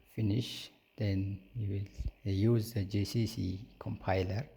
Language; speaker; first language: English; non-native, local second language; Amharic